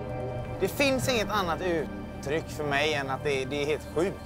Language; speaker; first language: Swedish; native; Swedish